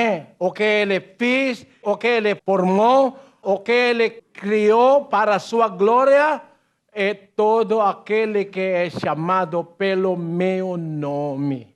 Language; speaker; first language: Portuguese; non-native, learner; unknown